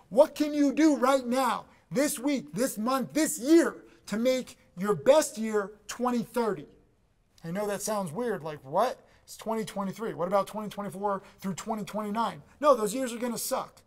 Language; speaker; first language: English; native; English